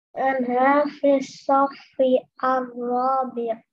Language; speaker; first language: Arabic; non-native, learner; Indonesian